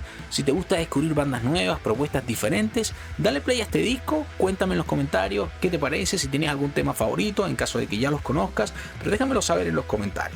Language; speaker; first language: Spanish; native; Spanish